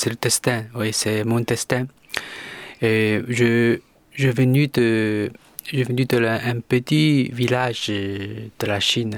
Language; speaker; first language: French; non-native, learner; Chinese